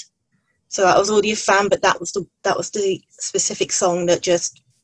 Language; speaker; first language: English; native; English